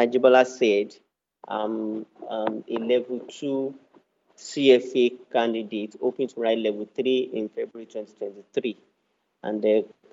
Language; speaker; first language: English; non-native, local second language; Yoruba